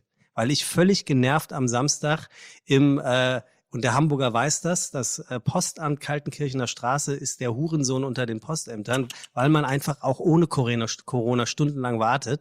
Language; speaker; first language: German; native; German